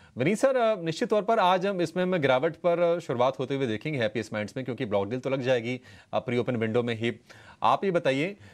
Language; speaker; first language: Hindi; native; Hindi